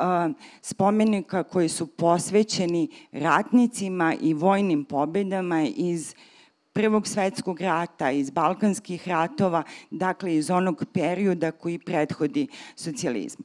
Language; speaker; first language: Serbian; native; Serbian